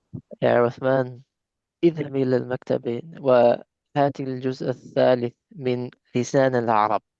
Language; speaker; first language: Arabic; non-native, learner; English